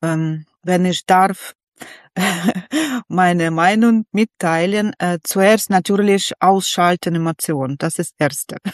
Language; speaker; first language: German; non-native, learner; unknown